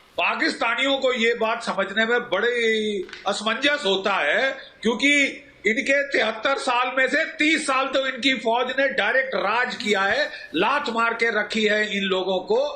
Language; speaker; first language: Hindi; native; Hindi